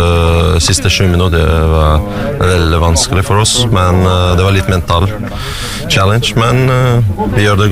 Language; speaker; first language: Norwegian; non-native, learner; Russian